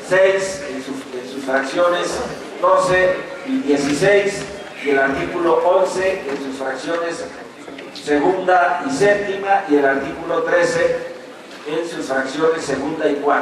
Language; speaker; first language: Spanish; native; Spanish